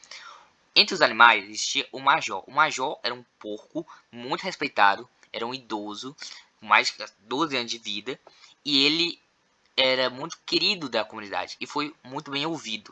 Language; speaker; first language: Portuguese; native; Portuguese